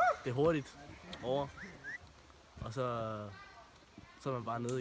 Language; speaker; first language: Danish; native; Danish